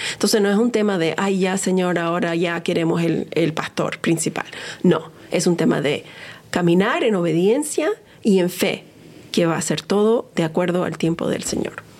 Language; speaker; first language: Spanish; early bilingual, heritage; Spanish